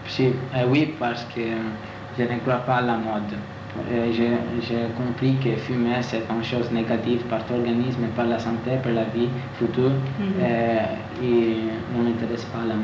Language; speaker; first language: French; non-native, learner; Italian